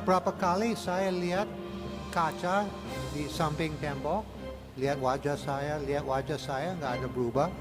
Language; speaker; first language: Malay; non-native, fluent; English